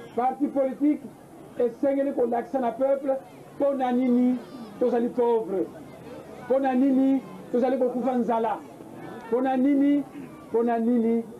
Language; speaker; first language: Lingala; non-native, local second language; Kongo